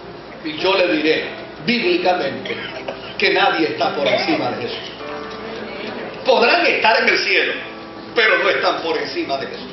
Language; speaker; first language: Spanish; native; Spanish